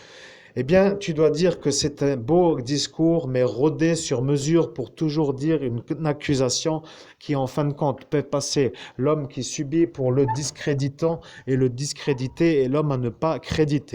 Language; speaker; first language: French; native; French